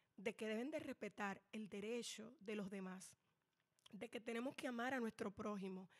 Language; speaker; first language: Spanish; native; Spanish